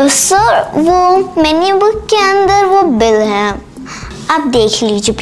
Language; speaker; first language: Hindi; native; Hindi